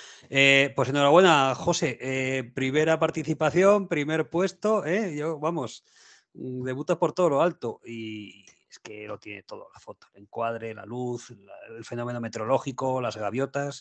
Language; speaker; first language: Spanish; native; Spanish